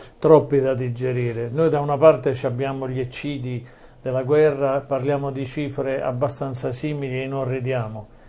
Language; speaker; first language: Italian; native; Italian